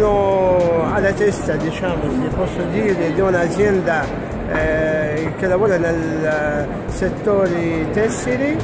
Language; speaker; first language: Italian; non-native, fluent; Arabic